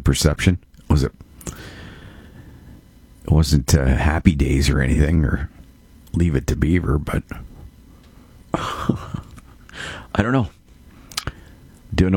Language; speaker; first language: English; native; English